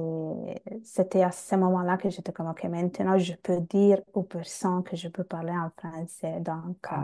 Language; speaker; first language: French; non-native, fluent; Bangla